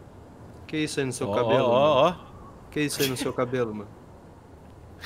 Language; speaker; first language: Portuguese; native; Portuguese